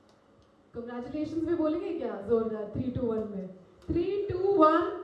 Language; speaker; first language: Hindi; native; Hindi